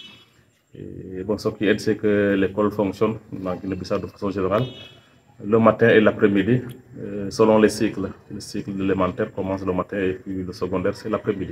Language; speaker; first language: French; non-native, local second language; Serer